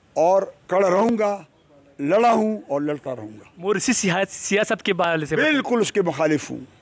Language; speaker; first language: Urdu; non-native, local second language; Pashto